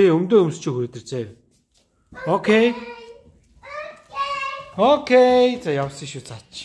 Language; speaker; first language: Mongolian; native; Mongolian